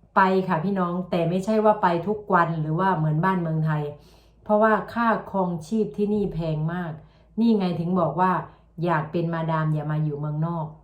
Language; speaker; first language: Thai; native; Thai